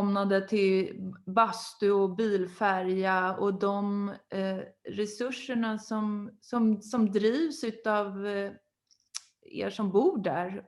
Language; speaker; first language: Swedish; native; Swedish